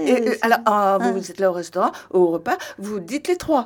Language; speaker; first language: French; native; French